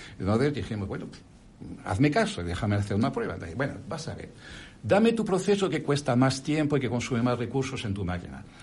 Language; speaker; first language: Spanish; non-native, fluent; French